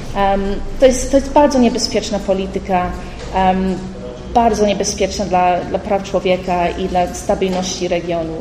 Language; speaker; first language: Polish; early bilingual, heritage; Polish